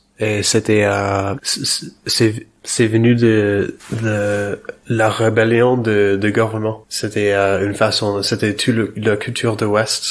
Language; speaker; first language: French; non-native, learner; English